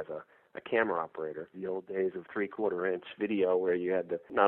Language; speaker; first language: English; native; English